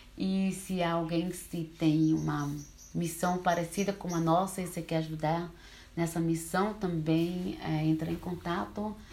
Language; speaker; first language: Portuguese; early bilingual, heritage; Portuguese